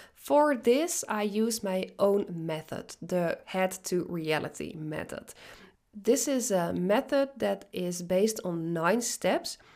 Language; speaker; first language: English; non-native, fluent; Dutch